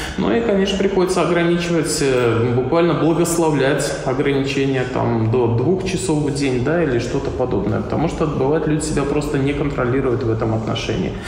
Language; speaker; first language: Russian; native; Russian